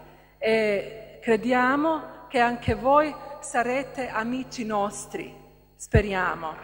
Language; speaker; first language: Italian; non-native, fluent; Bosnian